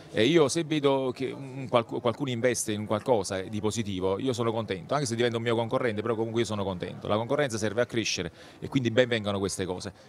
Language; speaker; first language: Italian; native; Italian